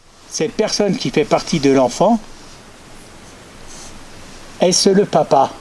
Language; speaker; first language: French; native; French